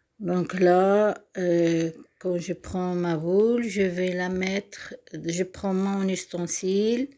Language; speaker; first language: French; non-native, local second language; Arabic